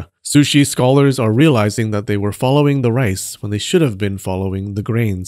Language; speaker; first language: English; native; English